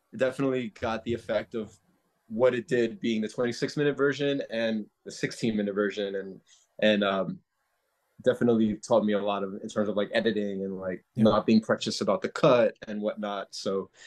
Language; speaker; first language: English; native; English